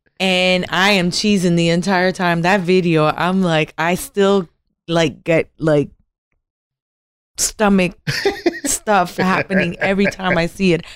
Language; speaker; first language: English; native; English